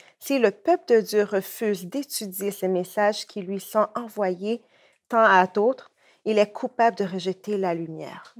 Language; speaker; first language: French; native; French